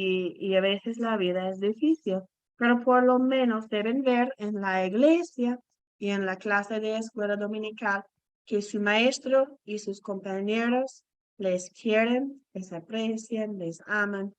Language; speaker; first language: Spanish; non-native, fluent; English